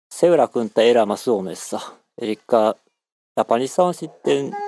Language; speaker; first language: Finnish; non-native, learner; Japanese